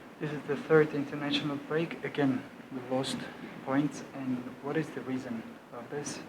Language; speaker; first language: English; non-native, learner; German